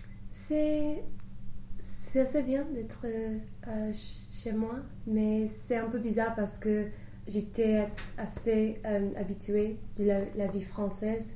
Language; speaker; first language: French; non-native, fluent; English